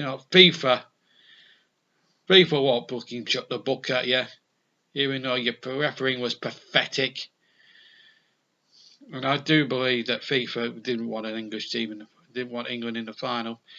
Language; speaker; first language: English; native; English